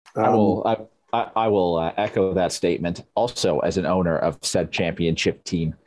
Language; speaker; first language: English; native; English